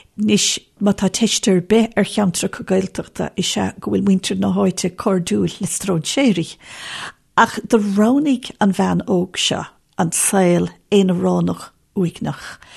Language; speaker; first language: Irish; native; Irish